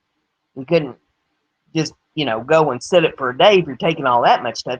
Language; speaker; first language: English; native; English